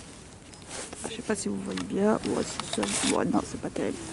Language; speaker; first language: French; native; French